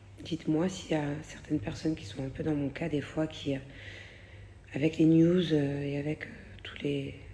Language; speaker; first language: French; native; French